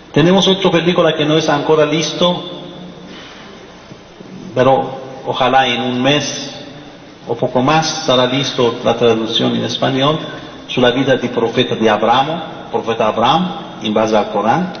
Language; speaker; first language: Spanish; non-native, fluent; Persian